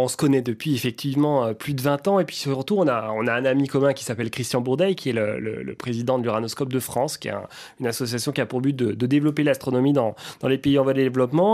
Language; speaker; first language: French; native; French